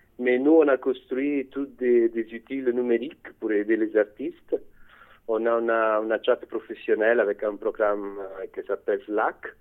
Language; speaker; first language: French; non-native, fluent; Italian